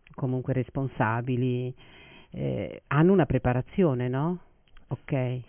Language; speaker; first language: Italian; native; Italian